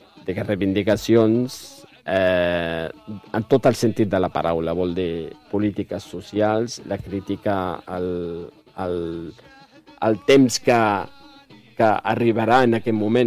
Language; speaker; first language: Catalan; non-native, fluent; Arabic